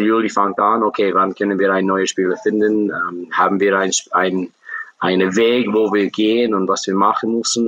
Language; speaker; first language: German; non-native, fluent; English